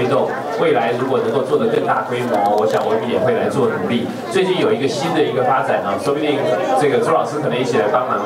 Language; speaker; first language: Chinese; native; Chinese